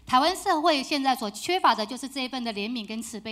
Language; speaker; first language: Chinese; native; Chinese